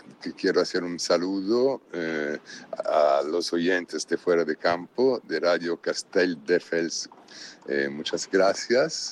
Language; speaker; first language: Spanish; non-native, learner; Italian